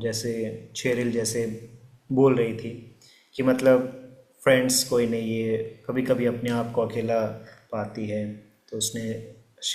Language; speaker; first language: Hindi; native; Hindi